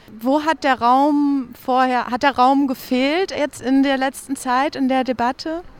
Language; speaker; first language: German; native; German